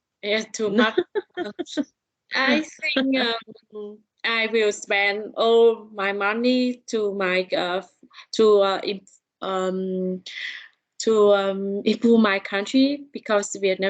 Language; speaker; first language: English; non-native, learner; Vietnamese